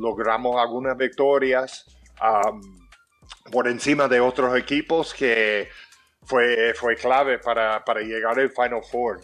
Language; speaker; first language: Spanish; early bilingual, heritage; English